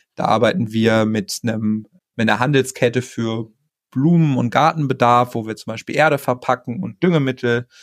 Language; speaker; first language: German; native; German